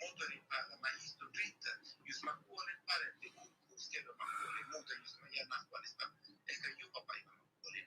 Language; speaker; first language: Finnish; non-native, learner; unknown